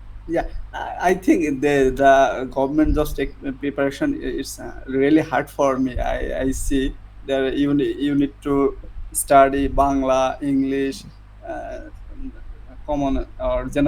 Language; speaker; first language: English; non-native, learner; Bangla